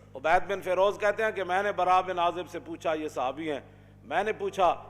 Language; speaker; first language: Urdu; non-native, local second language; Punjabi